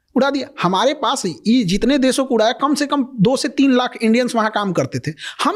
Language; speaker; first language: Hindi; native; Hindi